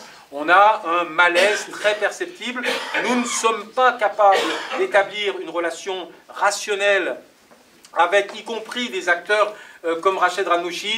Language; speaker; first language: French; native; French